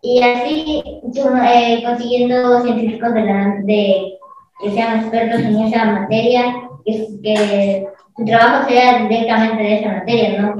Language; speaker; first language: Spanish; native; Spanish